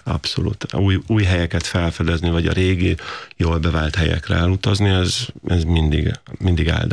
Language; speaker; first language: Hungarian; native; Hungarian